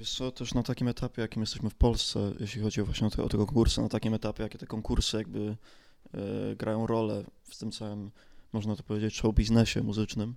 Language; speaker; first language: Polish; native; Polish